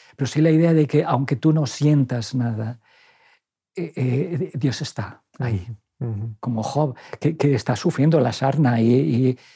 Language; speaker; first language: Spanish; native; Spanish